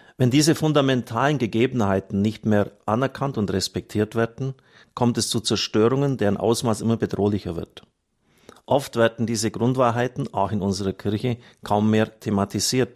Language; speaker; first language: German; native; German